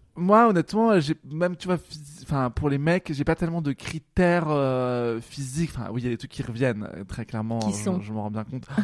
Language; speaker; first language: French; native; French